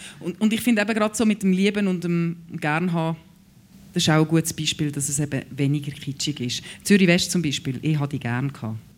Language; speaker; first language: German; native; German